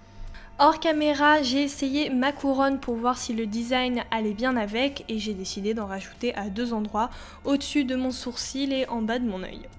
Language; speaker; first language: French; native; French